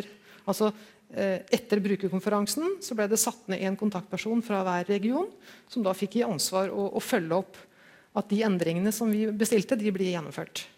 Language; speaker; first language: Norwegian; native; Norwegian